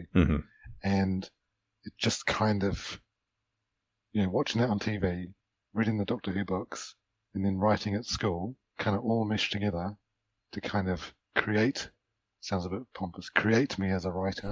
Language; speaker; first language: English; native; English